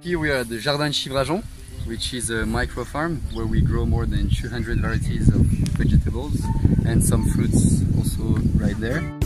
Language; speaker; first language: English; non-native, fluent; French